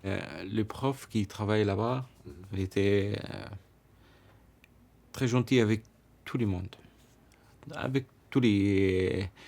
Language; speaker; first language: French; non-native, learner; Arabic